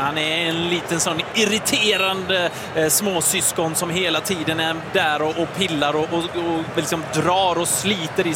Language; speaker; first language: Swedish; native; Swedish